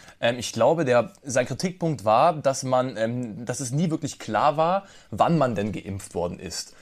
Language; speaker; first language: German; native; German